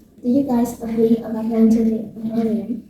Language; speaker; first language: English; non-native, learner; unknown